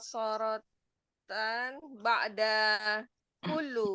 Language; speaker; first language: Arabic; non-native, learner; Indonesian